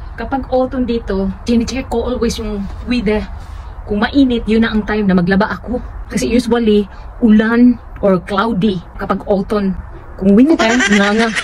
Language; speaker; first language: Filipino; non-native, local second language; Cebuano